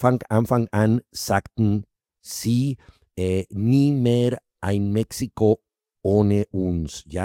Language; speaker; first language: German; non-native, fluent; Spanish